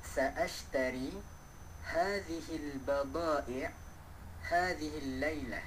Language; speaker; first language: Arabic; non-native, learner; Malay